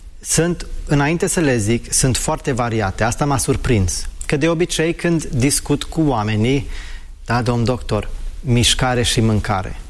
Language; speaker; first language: Romanian; early bilingual, heritage; Romanian